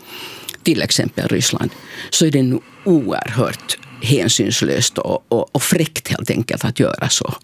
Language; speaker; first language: Swedish; native; Swedish